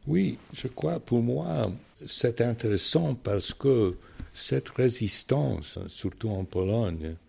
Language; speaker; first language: French; non-native, fluent; English